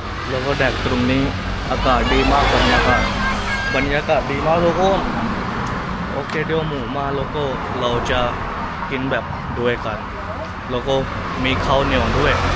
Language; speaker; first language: Thai; non-native, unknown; Punjabi